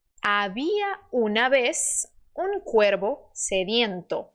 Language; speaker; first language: Spanish; non-native, fluent; Portuguese